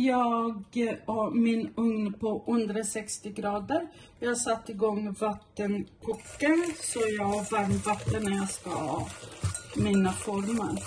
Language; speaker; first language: Swedish; non-native, fluent; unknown